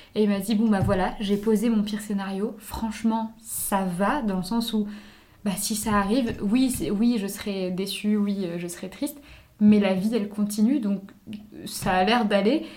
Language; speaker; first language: French; native; French